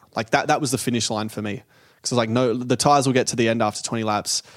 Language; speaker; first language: English; native; English